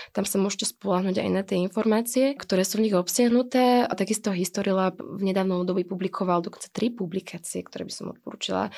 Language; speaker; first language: Slovak; native; Slovak